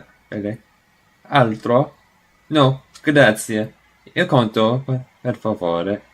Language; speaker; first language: Italian; non-native, learner; English